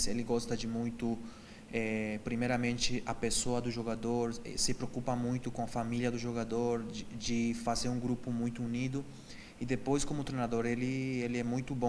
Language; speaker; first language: Portuguese; non-native, fluent; Spanish